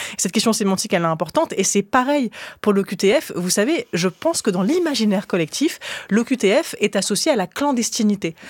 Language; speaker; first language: French; early bilingual, other home language; Arabic